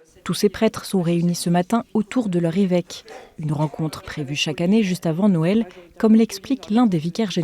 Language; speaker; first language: French; native; French